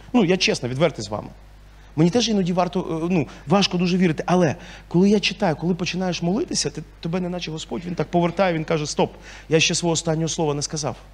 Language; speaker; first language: Ukrainian; non-native, local second language; Russian